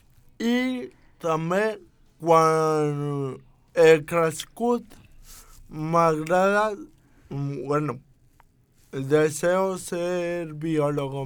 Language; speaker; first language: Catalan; non-native, local second language; Spanish